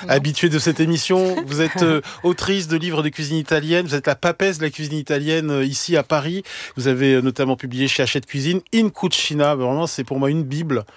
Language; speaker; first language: French; native; French